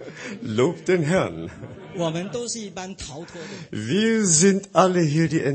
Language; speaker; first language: German; non-native, fluent; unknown